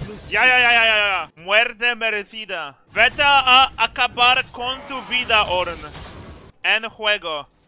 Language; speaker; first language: Spanish; non-native, learner; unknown